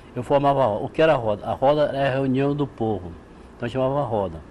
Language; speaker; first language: Portuguese; native; Portuguese